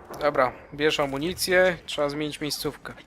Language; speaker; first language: Polish; native; Polish